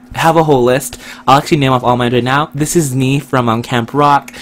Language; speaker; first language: English; native; English